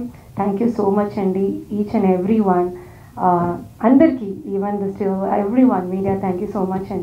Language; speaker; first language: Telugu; non-native, learner; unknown